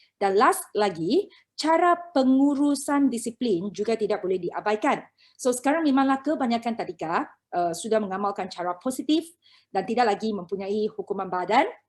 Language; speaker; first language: Malay; non-native, local second language; Chinese